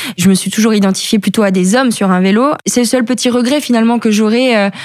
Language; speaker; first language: French; native; French